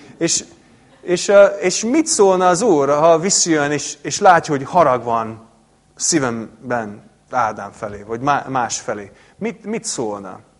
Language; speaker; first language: Hungarian; non-native, fluent; English